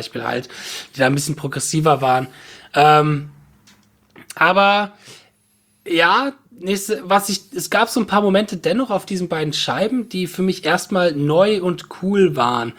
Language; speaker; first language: German; native; German